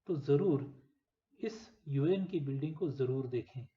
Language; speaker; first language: Hindi; non-native, local second language; Marathi